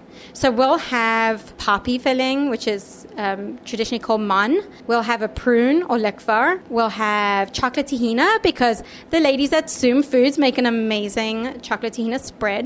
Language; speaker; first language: English; native; English